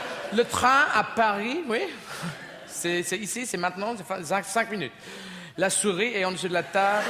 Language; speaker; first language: French; non-native, learner; English